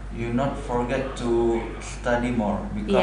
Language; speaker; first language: English; non-native, learner; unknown